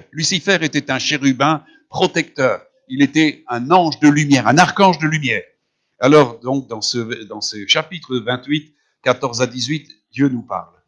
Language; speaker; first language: French; native; French